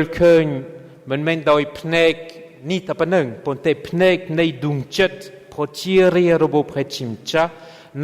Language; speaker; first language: Khmer; non-native, fluent; French